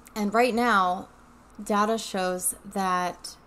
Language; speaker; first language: English; native; English